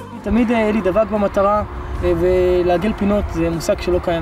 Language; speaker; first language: Hebrew; native; Hebrew